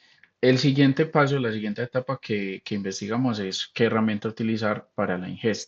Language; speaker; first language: Spanish; native; Spanish